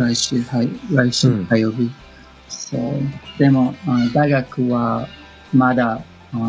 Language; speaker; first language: Japanese; non-native, learner; English